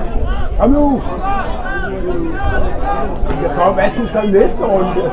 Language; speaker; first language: Danish; native; Danish